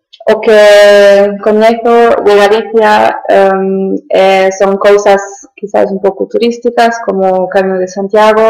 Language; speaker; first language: Galician; non-native, learner; German